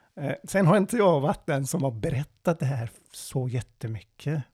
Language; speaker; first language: Swedish; non-native, fluent; Persian